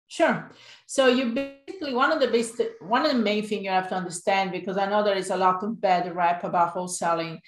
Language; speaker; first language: English; non-native, fluent; Italian